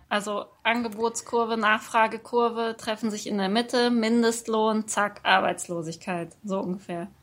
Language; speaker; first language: German; early bilingual, other home language; Persian